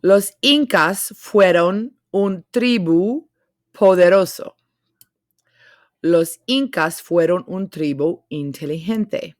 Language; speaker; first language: Spanish; non-native, fluent; English